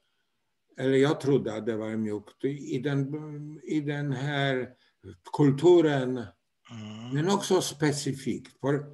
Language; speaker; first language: Swedish; non-native, fluent; Polish